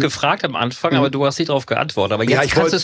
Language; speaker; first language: German; native; German